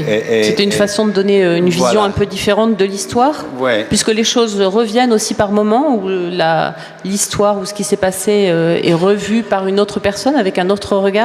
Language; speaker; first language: French; native; French